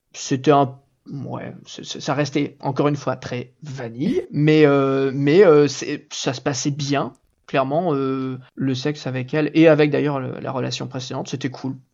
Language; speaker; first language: French; native; French